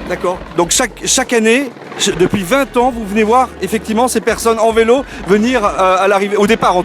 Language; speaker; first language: French; native; French